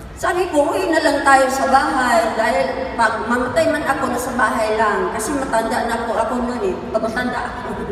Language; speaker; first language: Filipino; non-native, local second language; Cebuano